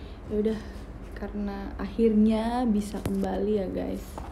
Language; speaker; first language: Indonesian; native; Indonesian